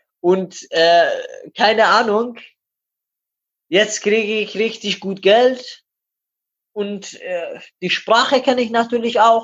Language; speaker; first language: German; non-native, learner; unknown